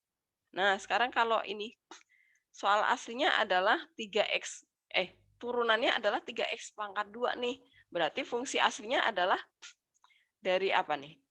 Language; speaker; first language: Indonesian; native; Indonesian